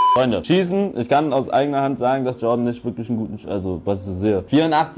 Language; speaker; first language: German; native; German